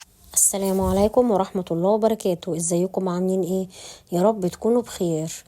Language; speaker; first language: Arabic; native; Arabic